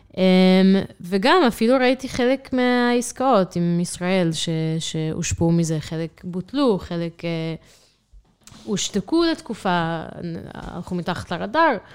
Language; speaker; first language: Hebrew; non-native, fluent; English